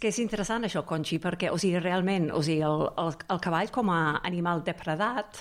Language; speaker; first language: Catalan; non-native, fluent; English